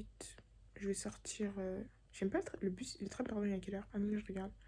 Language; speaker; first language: French; native; French